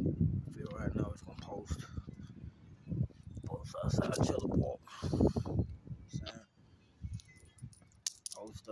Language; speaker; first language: English; native; English